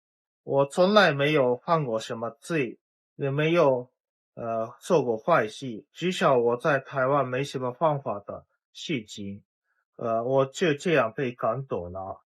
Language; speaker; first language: Chinese; non-native, fluent; Japanese